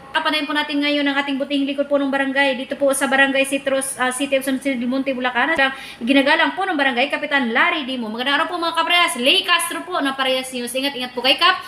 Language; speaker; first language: Filipino; native; Filipino